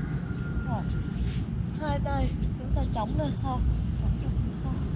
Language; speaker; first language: Vietnamese; native; Vietnamese